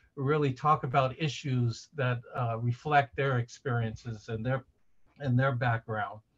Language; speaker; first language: English; native; English